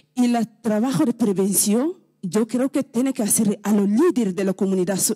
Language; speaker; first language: Spanish; non-native, learner; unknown